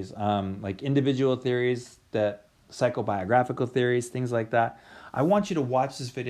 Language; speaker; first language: English; native; English